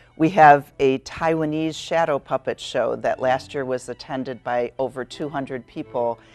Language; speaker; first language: English; native; English